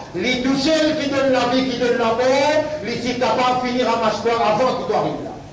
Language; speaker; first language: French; non-native, local second language; Morisyen